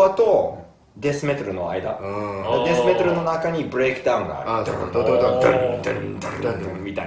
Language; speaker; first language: Japanese; non-native, fluent; English